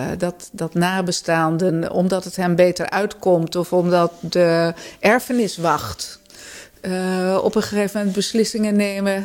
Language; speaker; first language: Dutch; native; Dutch